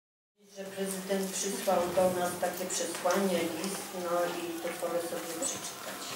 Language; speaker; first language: Polish; native; Polish